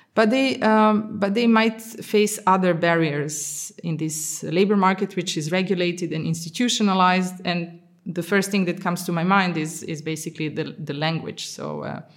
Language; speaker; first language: English; non-native, fluent; Serbian